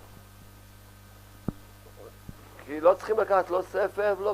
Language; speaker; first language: Hebrew; early bilingual, other home language; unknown